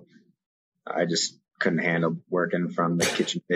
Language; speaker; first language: English; native; English